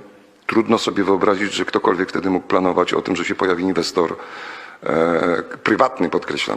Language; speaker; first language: Polish; native; Polish